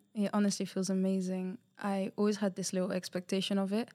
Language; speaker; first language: English; early bilingual, other home language; Portuguese